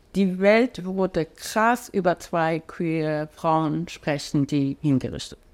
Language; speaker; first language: German; non-native, fluent; Persian